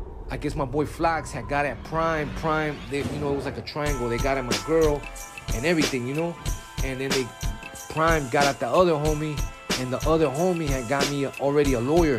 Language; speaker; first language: English; early bilingual, other home language; Spanish